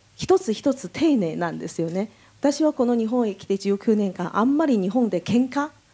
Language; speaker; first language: Japanese; non-native, fluent; Chinese